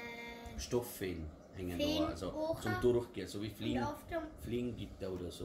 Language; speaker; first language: German; native; German